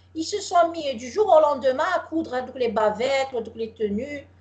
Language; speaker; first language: French; non-native, local second language; Arabic